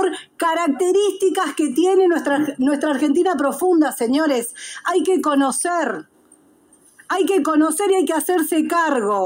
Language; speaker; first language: Spanish; native; Spanish